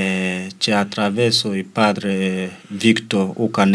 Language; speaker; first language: Italian; non-native, learner; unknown